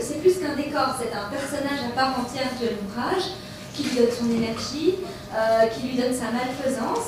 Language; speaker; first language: French; native; French